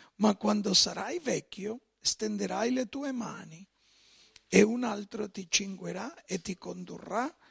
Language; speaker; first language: Italian; non-native, fluent; Spanish